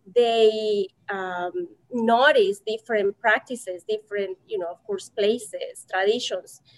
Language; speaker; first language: English; non-native, fluent; Spanish